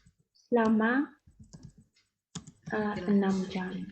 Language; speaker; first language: Indonesian; non-native, learner; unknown